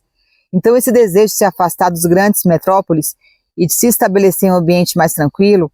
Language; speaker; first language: Portuguese; native; Portuguese